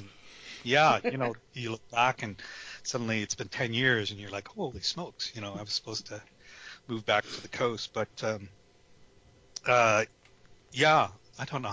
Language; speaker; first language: English; native; English